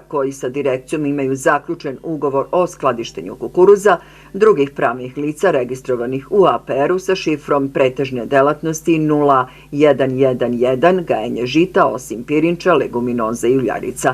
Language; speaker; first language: Serbian; native; Serbian